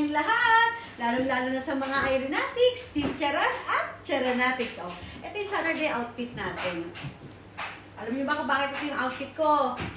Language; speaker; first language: Filipino; native; Filipino